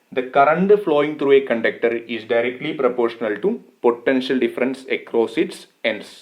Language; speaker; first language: English; non-native, local second language; Malayalam